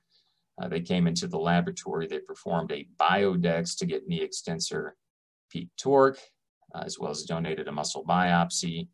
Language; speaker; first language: English; native; English